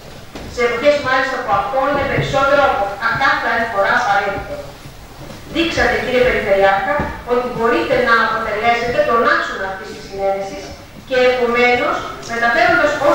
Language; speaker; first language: Greek; native; Greek